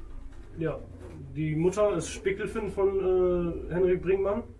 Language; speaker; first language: German; native; German